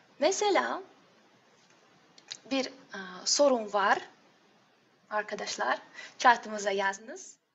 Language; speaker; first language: Turkish; non-native, learner; Russian